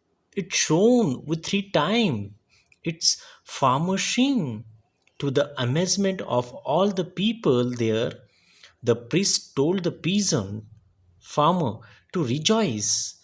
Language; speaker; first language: English; non-native, local second language; Marathi